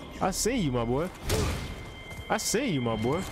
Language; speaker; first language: English; native; English